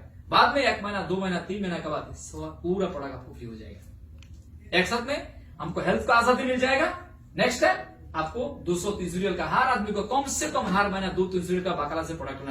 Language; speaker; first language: Hindi; non-native, learner; Bangla